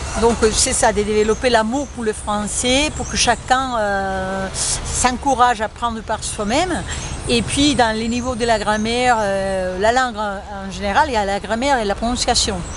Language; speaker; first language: French; non-native, fluent; Spanish